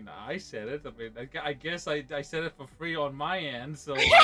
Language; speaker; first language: English; early bilingual, other home language; Spanish